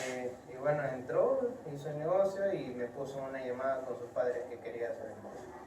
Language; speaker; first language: Spanish; native; Spanish